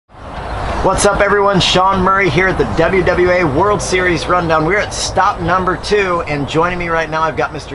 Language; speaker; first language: English; native; English